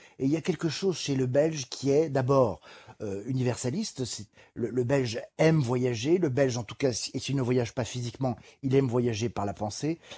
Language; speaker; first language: French; native; French